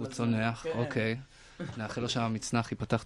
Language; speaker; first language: Hebrew; native; Hebrew